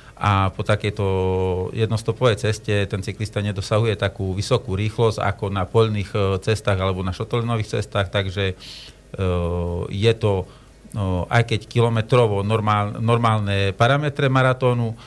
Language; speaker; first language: Slovak; native; Slovak